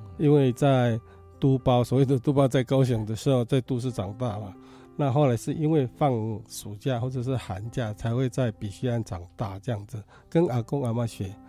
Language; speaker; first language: Chinese; native; Chinese